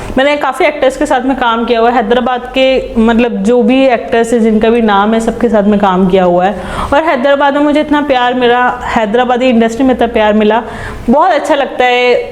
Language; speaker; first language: Hindi; native; Hindi